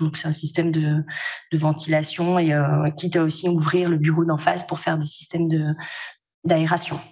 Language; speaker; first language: French; native; French